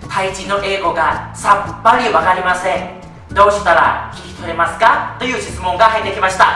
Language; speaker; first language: Japanese; non-native, fluent; Thai